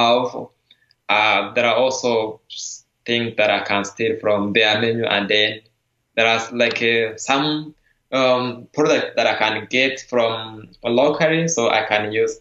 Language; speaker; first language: English; non-native, local second language; Kinyarwanda